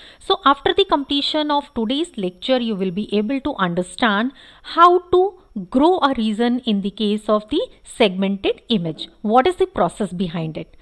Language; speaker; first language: English; non-native, local second language; Hindi